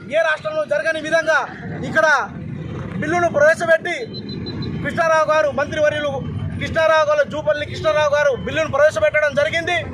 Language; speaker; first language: Telugu; non-native, local second language; Lambadi